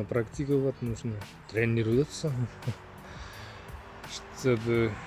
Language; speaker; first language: Russian; non-native, learner; Finnish